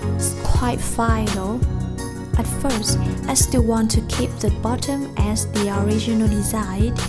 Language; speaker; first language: English; non-native, fluent; Vietnamese